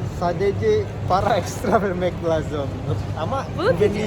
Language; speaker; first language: Turkish; non-native, learner; Indonesian